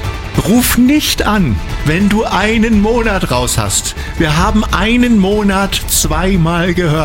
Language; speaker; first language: German; native; German